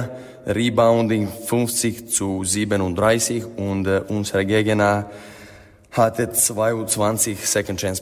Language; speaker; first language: German; non-native, fluent; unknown